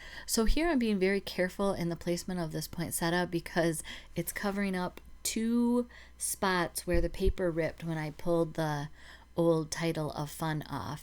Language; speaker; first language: English; native; English